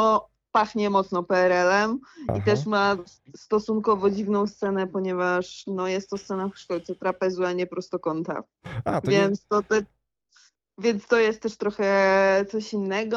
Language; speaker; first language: Polish; native; Polish